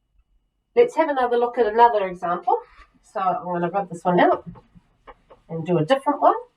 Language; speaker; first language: English; native; English